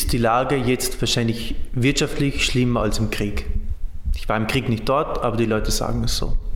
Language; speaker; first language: German; native; German